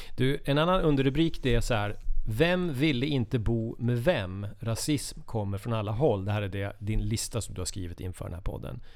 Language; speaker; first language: Swedish; native; Swedish